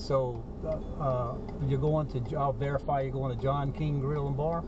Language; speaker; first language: English; native; English